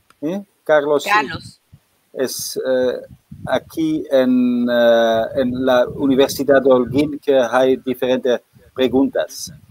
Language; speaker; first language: Spanish; non-native, fluent; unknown